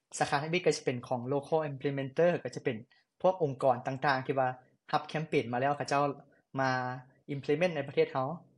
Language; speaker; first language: Lao; native; Lao